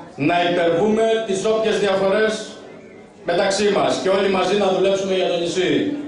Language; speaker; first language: Greek; native; Greek